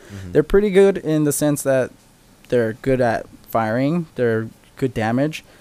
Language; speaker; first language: English; early bilingual, other home language; Spanish